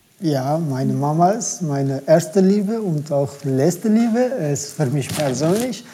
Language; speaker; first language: German; non-native, fluent; Turkish